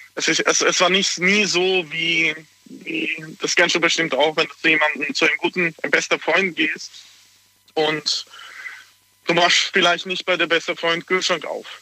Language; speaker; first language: German; non-native, fluent; Hungarian